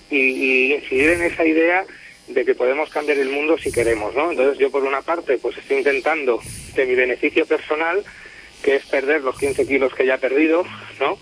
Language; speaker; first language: Spanish; native; Spanish